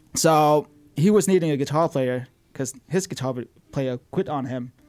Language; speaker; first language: English; non-native, fluent; Vietnamese